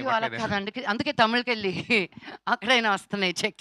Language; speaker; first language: Telugu; non-native, fluent; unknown